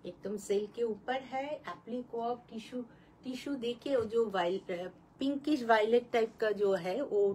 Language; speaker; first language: Hindi; non-native, local second language; Bangla